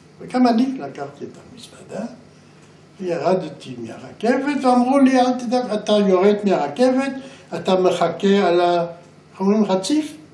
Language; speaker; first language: Hebrew; non-native, fluent; German